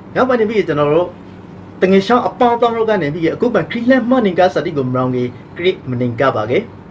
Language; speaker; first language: Burmese; native; Burmese